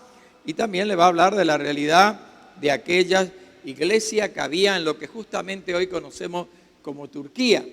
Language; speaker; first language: Spanish; native; Spanish